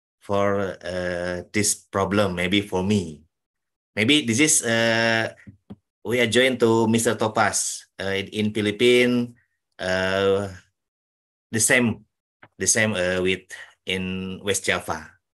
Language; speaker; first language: English; non-native, learner; Indonesian